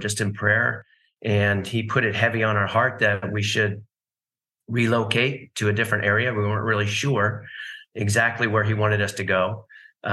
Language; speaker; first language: English; native; English